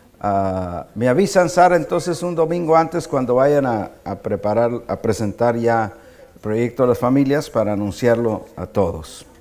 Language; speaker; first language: Spanish; native; Spanish